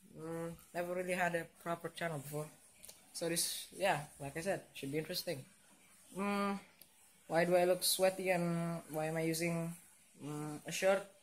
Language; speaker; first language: English; non-native, local second language; Indonesian